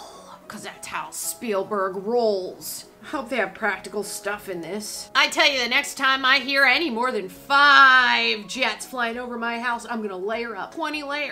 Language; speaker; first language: English; native; English